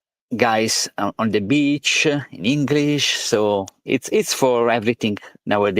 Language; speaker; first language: English; non-native, learner; Italian